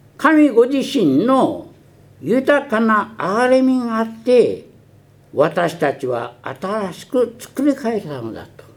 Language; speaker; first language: Japanese; early bilingual, heritage; Japanese